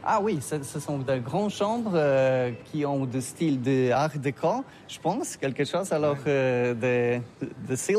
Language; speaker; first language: French; non-native, learner; Polish